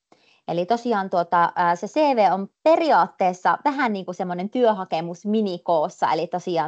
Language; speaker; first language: Finnish; native; Finnish